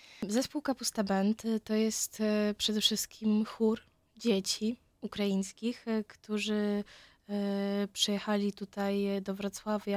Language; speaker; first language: Polish; non-native, fluent; Ukrainian